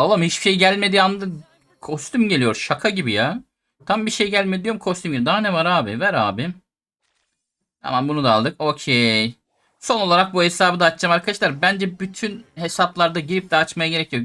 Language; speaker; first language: Turkish; native; Turkish